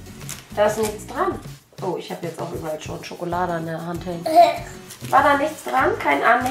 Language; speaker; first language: German; native; German